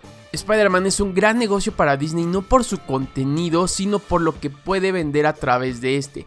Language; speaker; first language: Spanish; native; Spanish